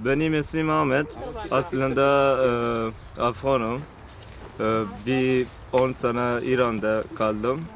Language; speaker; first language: Turkish; non-native, learner; Persian